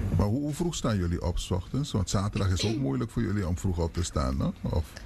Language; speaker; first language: Dutch; non-native, local second language; Papiamento